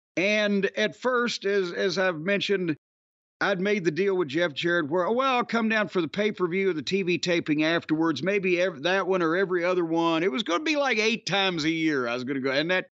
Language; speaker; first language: English; native; English